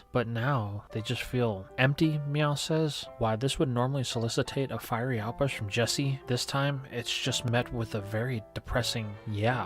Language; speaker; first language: English; native; English